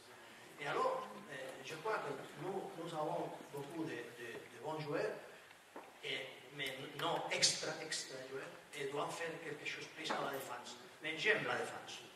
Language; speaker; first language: French; non-native, learner; Spanish